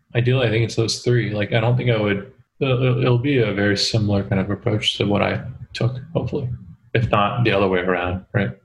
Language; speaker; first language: English; early bilingual, other home language; Korean